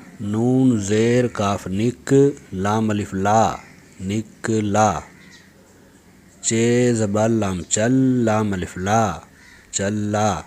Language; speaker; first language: Urdu; native; Urdu